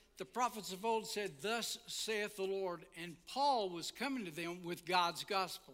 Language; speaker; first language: English; native; English